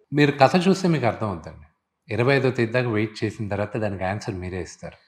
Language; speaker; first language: Telugu; native; Telugu